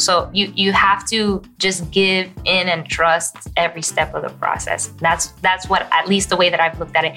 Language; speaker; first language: English; early bilingual, other home language; Spanish